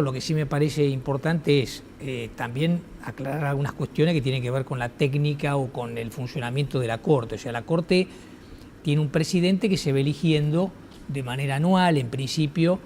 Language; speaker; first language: Spanish; native; Spanish